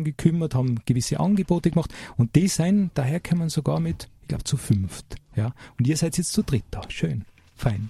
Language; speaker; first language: German; native; German